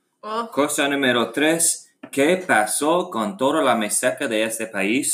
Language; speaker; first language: Spanish; non-native, learner; English